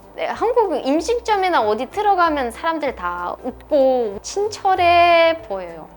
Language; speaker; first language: Korean; non-native, fluent; Russian